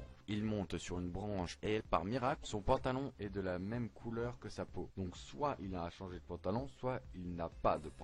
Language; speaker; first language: French; native; French